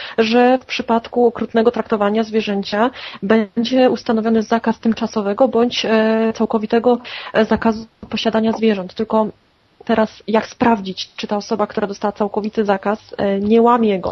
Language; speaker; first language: Polish; native; Polish